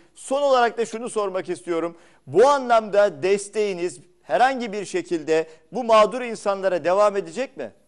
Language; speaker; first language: Turkish; native; Turkish